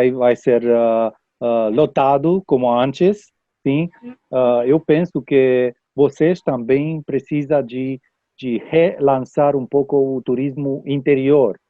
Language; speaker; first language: Portuguese; non-native, learner; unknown